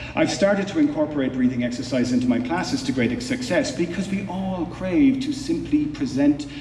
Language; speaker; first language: English; native; English